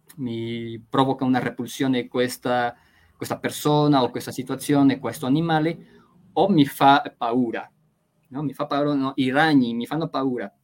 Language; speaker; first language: Italian; non-native, fluent; Spanish